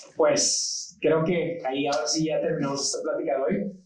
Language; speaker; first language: Spanish; native; Spanish